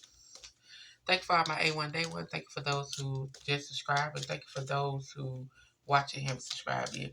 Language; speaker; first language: English; native; English